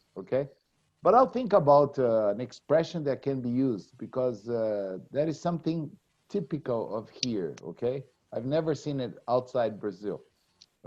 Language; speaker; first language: English; non-native, fluent; Portuguese